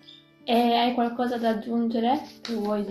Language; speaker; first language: Italian; native; Italian